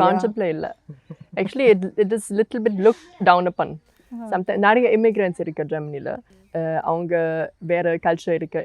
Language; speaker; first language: Tamil; non-native, learner; German